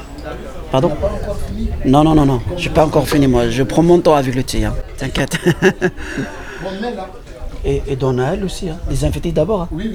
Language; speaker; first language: French; non-native, learner; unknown